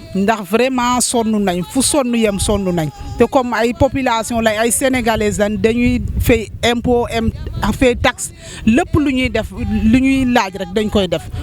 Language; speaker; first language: Wolof; non-native, local second language; Serer